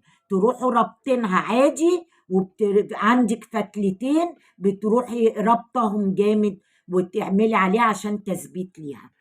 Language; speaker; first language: Arabic; native; Arabic